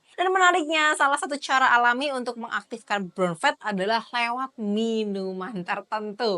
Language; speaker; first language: Indonesian; native; Indonesian